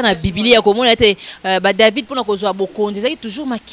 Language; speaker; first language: French; non-native, local second language; Lingala